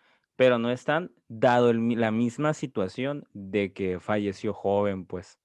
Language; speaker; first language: Spanish; native; Spanish